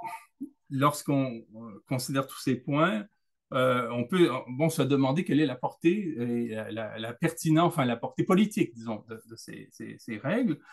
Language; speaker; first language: French; native; French